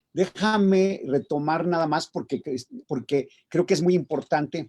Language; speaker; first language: Spanish; native; Spanish